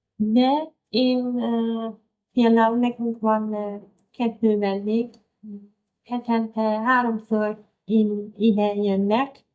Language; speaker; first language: Hungarian; non-native, learner; Persian